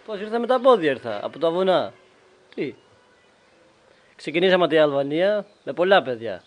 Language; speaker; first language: Greek; non-native, learner; Albanian